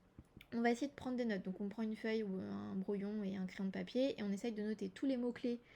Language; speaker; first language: French; native; French